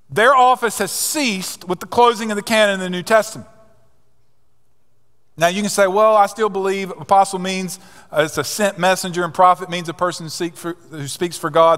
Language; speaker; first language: English; native; English